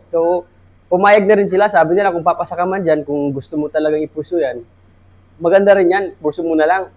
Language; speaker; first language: Filipino; non-native, local second language; Maranao